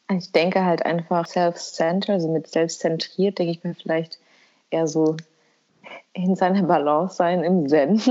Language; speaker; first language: German; early bilingual, other home language; Albanian